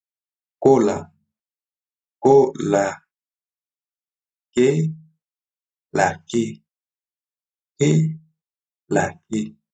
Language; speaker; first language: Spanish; non-native, learner; Haitian Creole